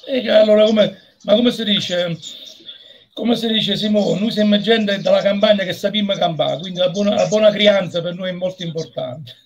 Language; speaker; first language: Italian; native; Italian